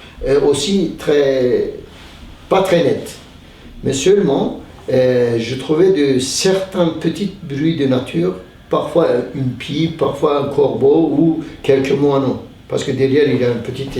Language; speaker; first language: French; non-native, learner; Turkish